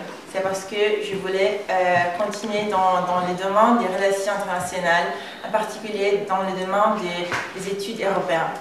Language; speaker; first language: French; non-native, fluent; Italian